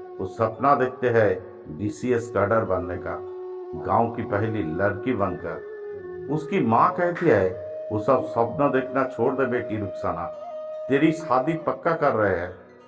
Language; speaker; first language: Hindi; non-native, local second language; Bangla